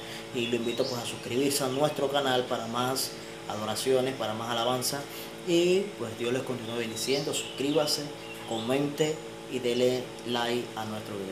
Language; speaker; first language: Spanish; native; Spanish